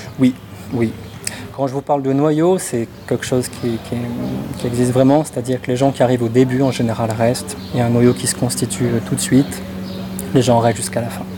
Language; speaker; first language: French; native; French